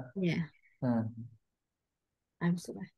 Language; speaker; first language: English; non-native, learner; Vietnamese